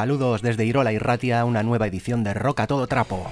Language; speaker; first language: Spanish; native; Spanish